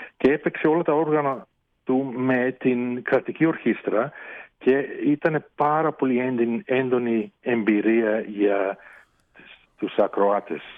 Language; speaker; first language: Greek; early bilingual, heritage; Greek